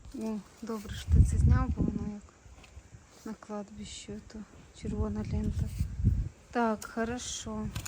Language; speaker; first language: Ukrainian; non-native, local second language; Russian